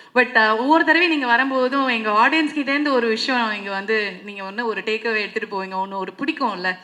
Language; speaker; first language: Tamil; native; Tamil